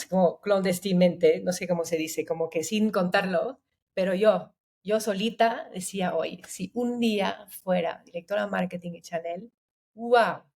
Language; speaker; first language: Spanish; non-native, fluent; German